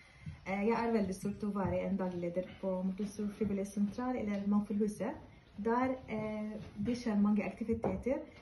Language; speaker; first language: Norwegian; non-native, fluent; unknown